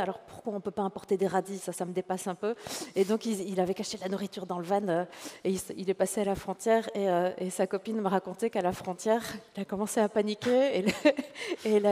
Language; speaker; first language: French; native; French